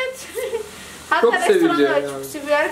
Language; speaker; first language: Turkish; non-native, learner; Indonesian